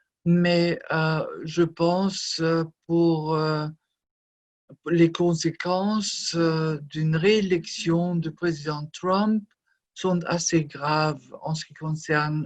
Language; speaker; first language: French; non-native, fluent; German